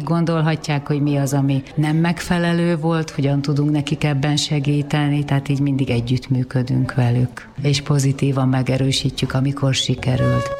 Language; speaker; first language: Hungarian; native; Hungarian